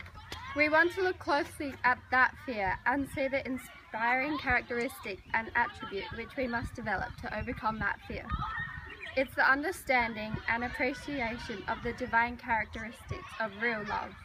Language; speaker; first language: English; native; English